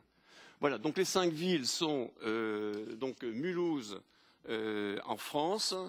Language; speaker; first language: French; native; French